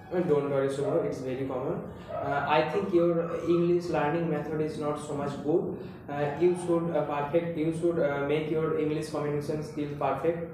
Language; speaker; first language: English; non-native, learner; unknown